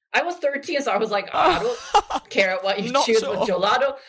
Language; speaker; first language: English; non-native, fluent; Korean